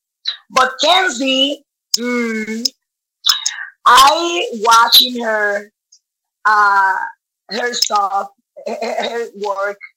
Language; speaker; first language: English; non-native, learner; Spanish